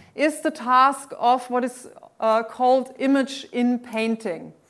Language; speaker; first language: English; non-native, fluent; German